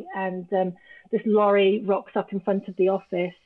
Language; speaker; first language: English; native; English